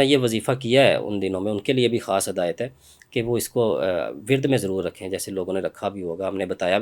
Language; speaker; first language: Urdu; native; Urdu